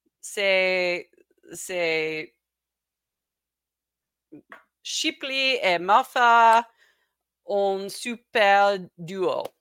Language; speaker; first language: French; non-native, learner; English